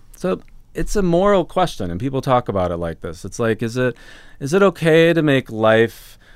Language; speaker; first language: English; native; English